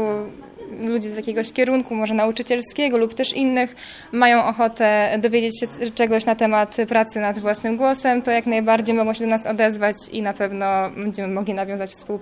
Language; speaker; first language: Polish; native; Polish